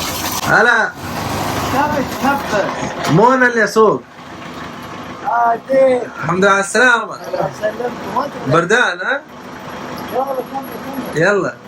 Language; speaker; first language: Arabic; non-native, learner; Urdu